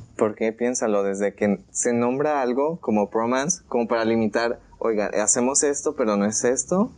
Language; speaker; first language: Spanish; native; Spanish